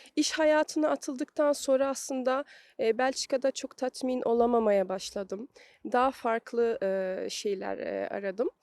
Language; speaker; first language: Turkish; early bilingual, heritage; Turkish